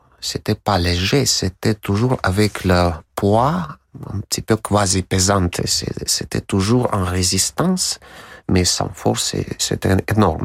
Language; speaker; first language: French; non-native, learner; Russian